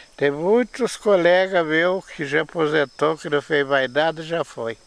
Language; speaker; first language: Portuguese; native; Portuguese